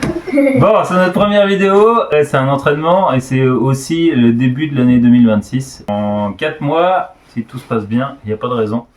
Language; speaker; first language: French; native; French